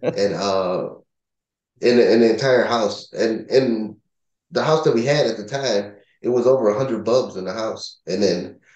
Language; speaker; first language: English; native; English